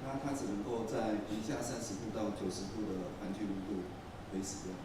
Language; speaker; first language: Chinese; native; Chinese